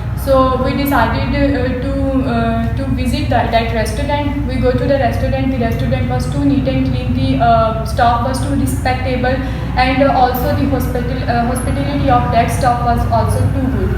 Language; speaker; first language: English; non-native, local second language; Urdu